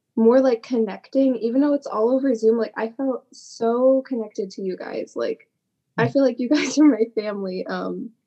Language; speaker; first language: English; native; English